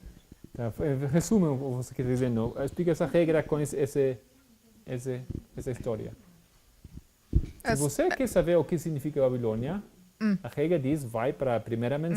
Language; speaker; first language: Portuguese; non-native, fluent; Spanish